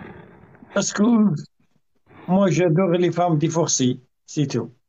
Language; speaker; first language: French; non-native, learner; Arabic